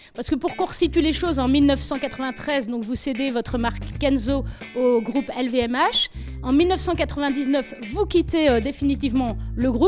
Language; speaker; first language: French; native; French